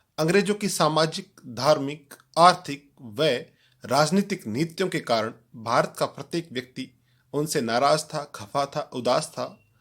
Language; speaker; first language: Hindi; native; Hindi